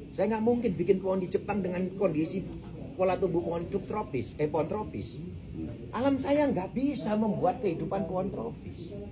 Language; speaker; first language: Indonesian; native; Indonesian